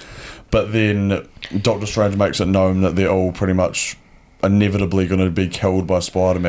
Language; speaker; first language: English; native; English